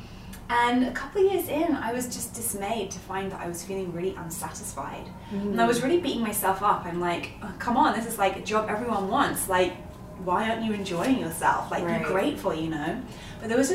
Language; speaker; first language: English; native; English